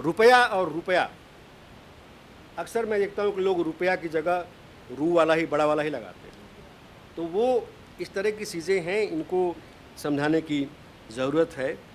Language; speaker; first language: Hindi; native; Hindi